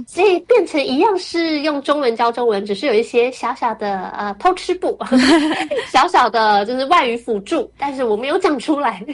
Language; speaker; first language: Chinese; native; Chinese